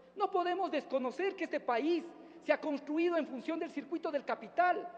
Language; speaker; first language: Spanish; native; Spanish